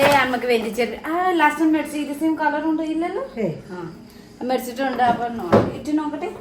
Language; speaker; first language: Malayalam; non-native, learner; Nepali